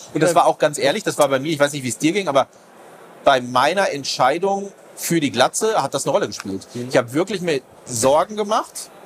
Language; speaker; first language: German; native; German